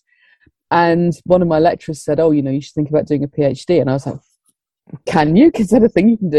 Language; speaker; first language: English; native; English